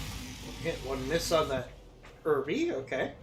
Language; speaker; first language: English; native; English